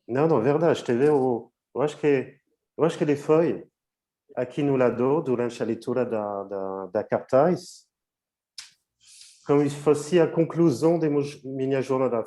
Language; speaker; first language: Portuguese; non-native, fluent; French